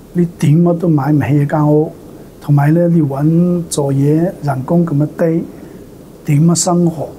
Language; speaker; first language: Cantonese; non-native, fluent; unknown